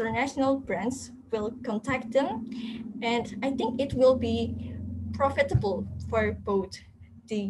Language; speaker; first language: English; non-native, fluent; Indonesian